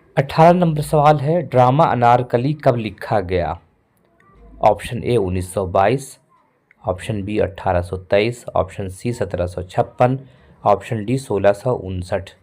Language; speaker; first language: Hindi; native; Hindi